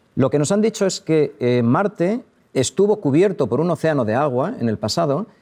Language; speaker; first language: Spanish; native; Spanish